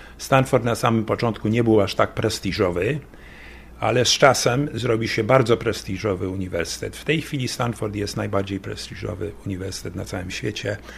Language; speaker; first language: Polish; early bilingual, heritage; Polish